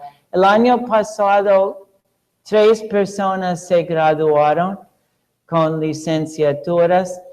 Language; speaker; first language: Spanish; non-native, fluent; English